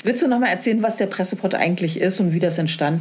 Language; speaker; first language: German; native; German